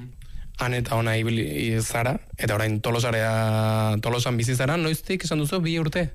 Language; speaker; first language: Basque; native; Basque